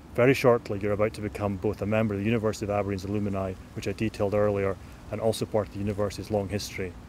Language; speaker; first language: English; native; English